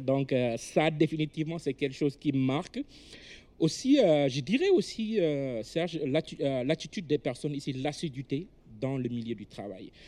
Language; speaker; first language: French; non-native, local second language; Wolof